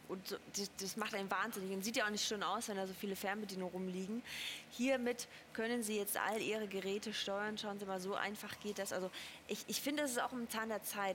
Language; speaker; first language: German; native; German